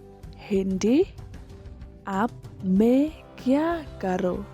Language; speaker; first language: Hindi; non-native, local second language; Khasi